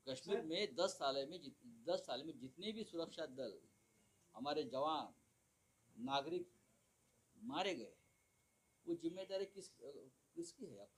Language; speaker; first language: Hindi; non-native, local second language; Marathi